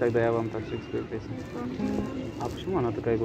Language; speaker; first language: Russian; non-native, local second language; Tajik